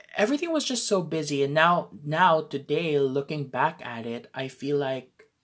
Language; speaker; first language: English; non-native, local second language; Filipino